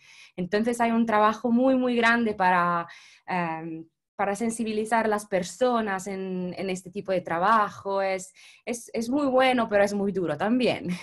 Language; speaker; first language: Spanish; non-native, fluent; Italian